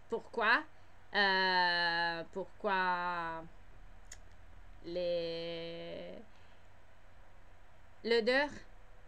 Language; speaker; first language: French; non-native, learner; English